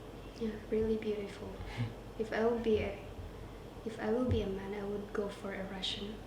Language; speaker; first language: English; non-native, local second language; Cebuano